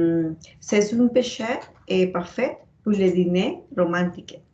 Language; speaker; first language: French; non-native, learner; Spanish